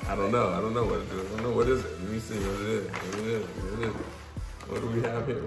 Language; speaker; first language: English; native; English